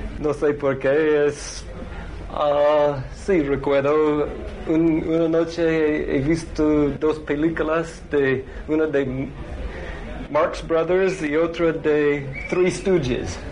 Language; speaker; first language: Spanish; non-native, learner; English